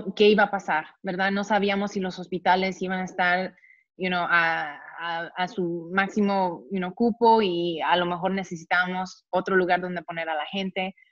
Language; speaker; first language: Spanish; early bilingual, heritage; Spanish